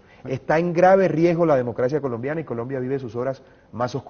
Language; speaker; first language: Spanish; native; Spanish